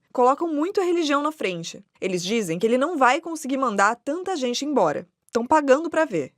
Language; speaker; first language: Portuguese; native; Portuguese